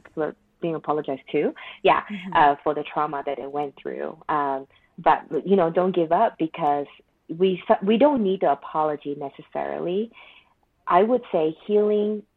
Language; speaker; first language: English; non-native, local second language; Chinese